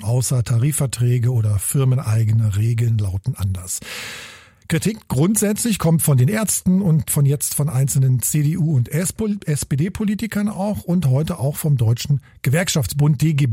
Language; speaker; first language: German; native; German